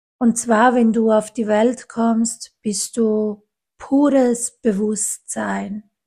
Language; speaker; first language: German; non-native, fluent; Italian